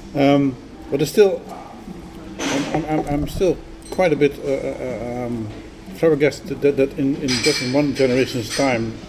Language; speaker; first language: English; non-native, fluent; Dutch